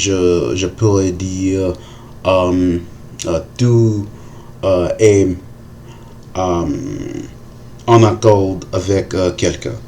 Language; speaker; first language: French; non-native, learner; English